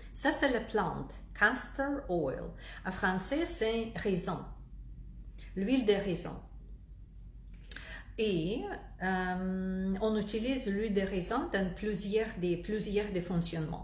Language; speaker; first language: French; non-native, fluent; Russian